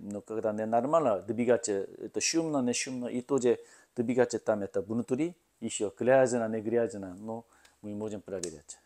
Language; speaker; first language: Russian; non-native, learner; Korean